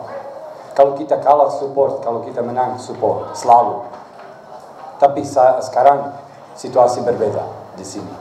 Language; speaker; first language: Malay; non-native, learner; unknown